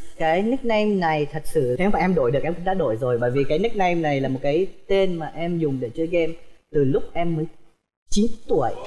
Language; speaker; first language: Vietnamese; early bilingual, heritage; Vietnamese